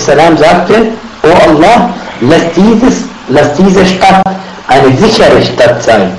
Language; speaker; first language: German; non-native, fluent; Arabic